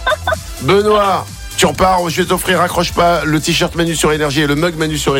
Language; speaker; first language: French; native; French